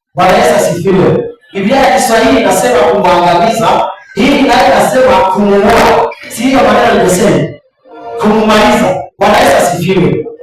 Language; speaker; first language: Swahili; non-native, local second language; Rundi